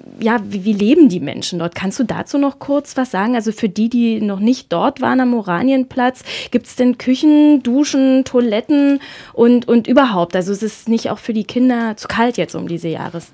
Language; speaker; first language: German; native; German